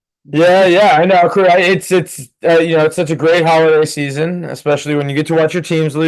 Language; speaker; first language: English; native; English